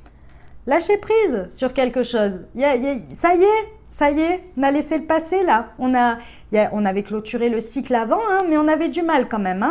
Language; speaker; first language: French; native; French